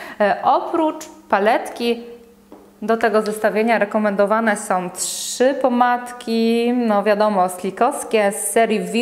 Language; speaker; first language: Polish; native; Polish